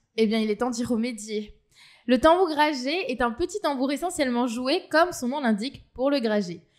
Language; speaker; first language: French; native; French